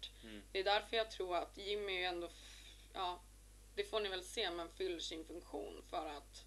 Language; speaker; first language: Swedish; native; Swedish